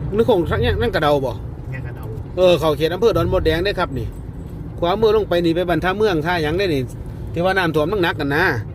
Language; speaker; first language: Thai; native; Thai